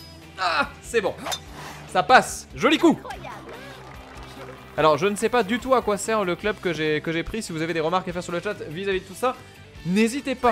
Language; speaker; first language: French; native; French